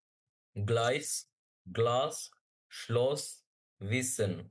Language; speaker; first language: German; non-native, learner; Bangla